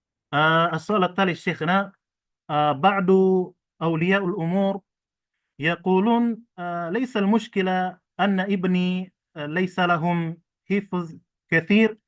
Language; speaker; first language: Arabic; non-native, fluent; Indonesian